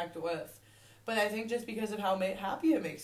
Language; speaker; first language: English; native; English